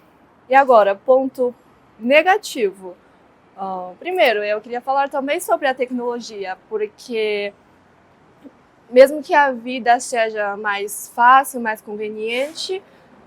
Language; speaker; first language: Portuguese; non-native, fluent; Chinese